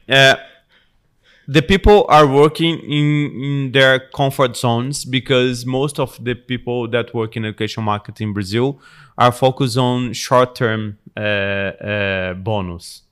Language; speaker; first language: English; non-native, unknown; Portuguese